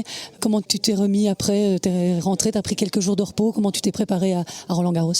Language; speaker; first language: French; native; French